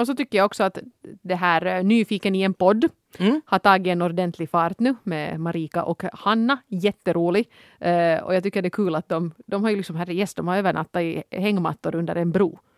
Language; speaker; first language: Swedish; native; Swedish